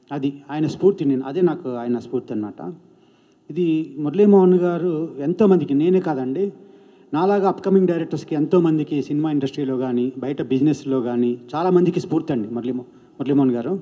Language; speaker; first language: Telugu; native; Telugu